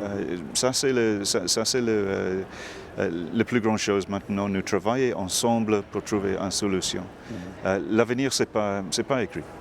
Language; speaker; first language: French; non-native, fluent; English